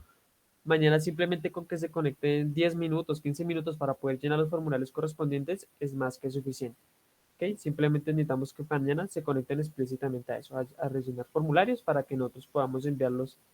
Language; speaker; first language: Spanish; native; Spanish